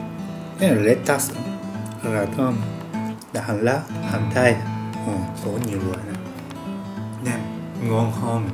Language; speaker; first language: Vietnamese; non-native, learner; Japanese